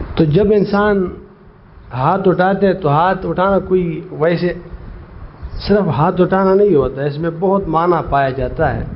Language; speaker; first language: Urdu; non-native, local second language; Pashto